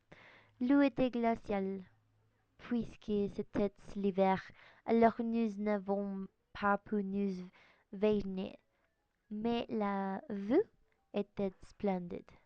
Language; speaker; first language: French; non-native, learner; Spanish